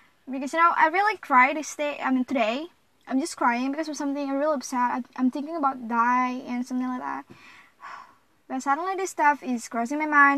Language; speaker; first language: English; non-native, fluent; Indonesian